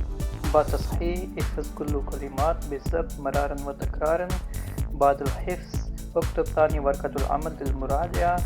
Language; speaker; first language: Arabic; non-native, learner; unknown